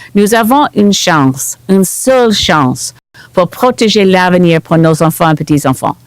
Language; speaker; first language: French; non-native, local second language; English